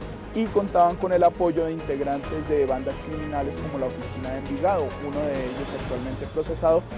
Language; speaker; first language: Spanish; native; Spanish